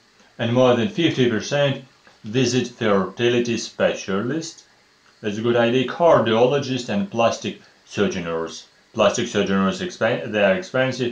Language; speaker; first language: English; non-native, fluent; Russian